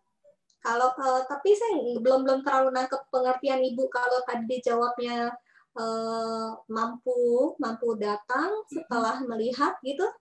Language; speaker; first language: Indonesian; native; Indonesian